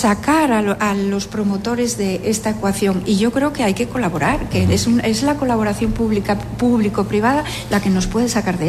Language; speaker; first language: Spanish; native; Spanish